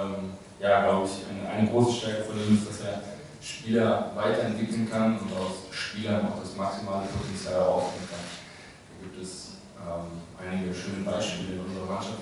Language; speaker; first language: German; native; German